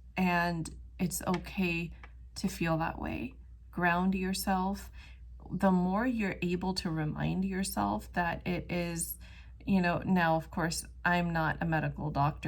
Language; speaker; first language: English; native; English